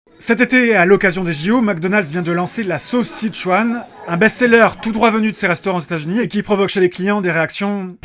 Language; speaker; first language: French; native; French